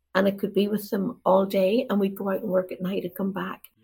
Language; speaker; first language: English; native; English